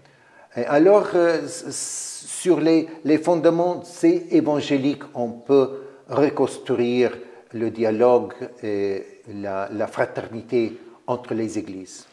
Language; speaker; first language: French; non-native, fluent; Ukrainian